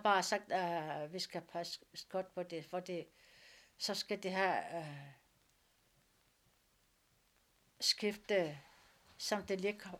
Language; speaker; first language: Danish; non-native, local second language; Kalaallisut